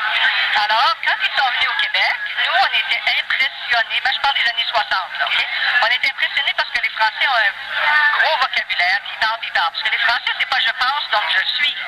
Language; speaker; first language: French; native; French